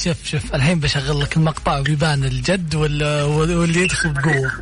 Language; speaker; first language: Arabic; native; Arabic